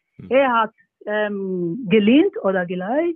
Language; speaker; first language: German; non-native, learner; Yoruba